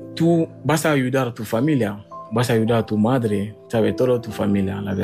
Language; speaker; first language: Spanish; non-native, learner; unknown